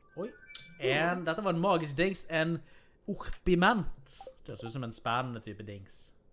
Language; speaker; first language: Norwegian; native; Norwegian